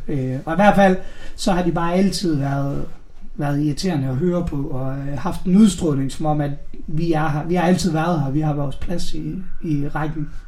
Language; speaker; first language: Danish; native; Danish